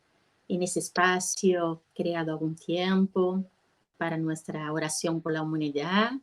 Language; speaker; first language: Spanish; non-native, fluent; Portuguese